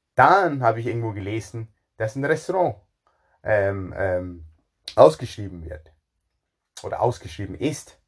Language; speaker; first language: German; non-native, fluent; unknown